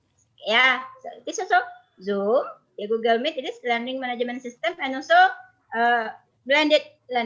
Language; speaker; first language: English; non-native, fluent; Indonesian